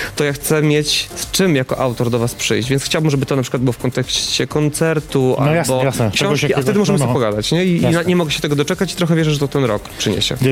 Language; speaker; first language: Polish; native; Polish